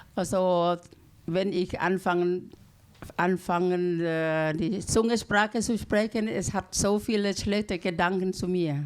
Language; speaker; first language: German; non-native, learner; Thai